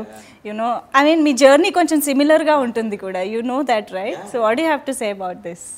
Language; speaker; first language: Telugu; native; Telugu